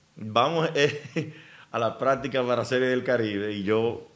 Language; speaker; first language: Spanish; native; Spanish